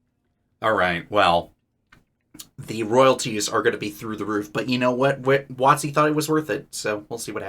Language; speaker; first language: English; native; English